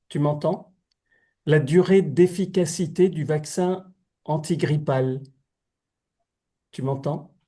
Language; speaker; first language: French; native; French